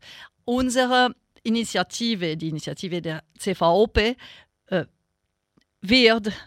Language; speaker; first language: German; non-native, local second language; French